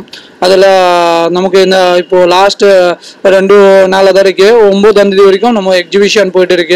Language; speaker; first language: Tamil; non-native, fluent; Bangla